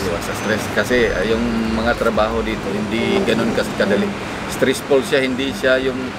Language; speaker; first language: Filipino; native; Filipino